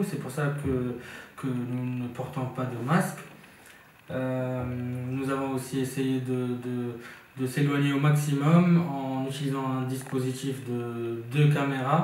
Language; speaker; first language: French; non-native, local second language; Arabic